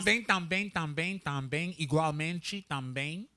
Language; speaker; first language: Portuguese; non-native, learner; Spanish